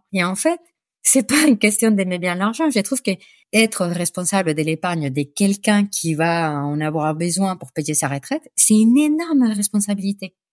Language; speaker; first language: French; non-native, fluent; Spanish